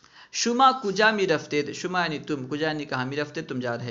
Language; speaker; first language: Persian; non-native, fluent; Urdu